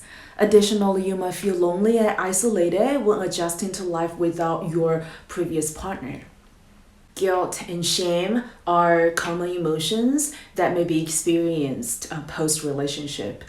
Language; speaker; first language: English; non-native, fluent; Chinese